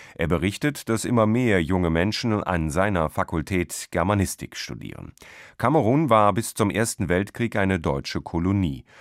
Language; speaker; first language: German; native; German